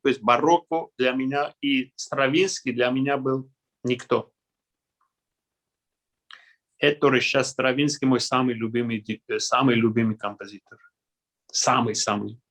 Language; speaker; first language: Russian; non-native, local second language; Armenian